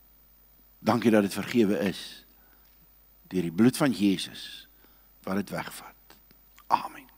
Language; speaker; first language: Afrikaans; native; Afrikaans